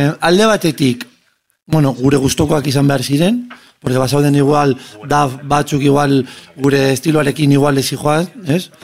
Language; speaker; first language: Basque; native; Basque